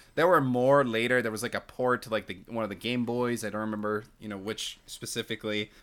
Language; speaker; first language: English; non-native, fluent; Portuguese